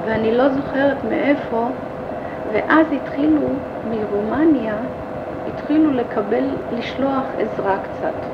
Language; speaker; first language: Hebrew; early bilingual, other home language; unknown